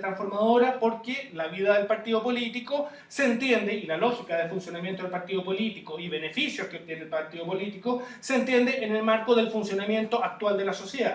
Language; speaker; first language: Spanish; native; Spanish